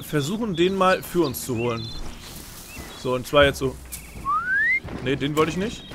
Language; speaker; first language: German; native; German